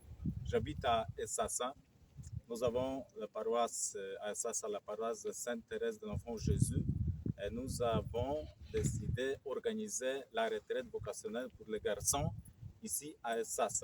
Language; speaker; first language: French; non-native, fluent; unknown